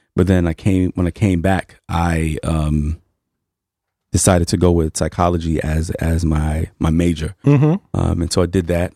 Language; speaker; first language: English; native; English